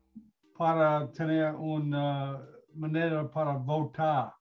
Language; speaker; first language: Spanish; non-native, learner; English